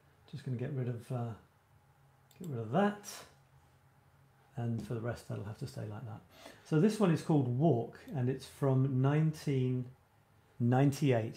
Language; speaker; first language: English; native; English